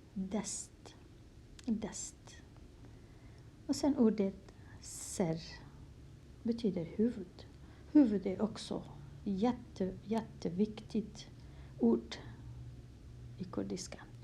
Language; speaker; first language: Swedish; non-native, fluent; Kurdish